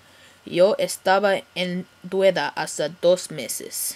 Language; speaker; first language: Spanish; non-native, learner; English